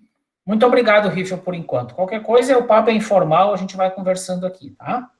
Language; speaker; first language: Portuguese; native; Portuguese